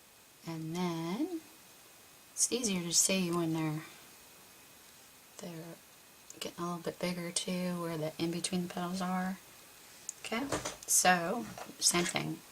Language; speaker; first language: English; native; English